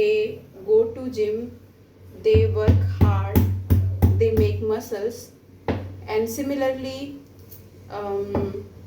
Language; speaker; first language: English; non-native, local second language; Hindi